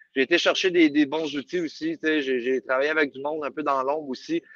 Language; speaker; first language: French; native; French